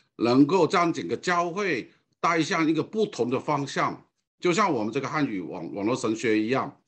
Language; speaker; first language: Chinese; non-native, fluent; Cantonese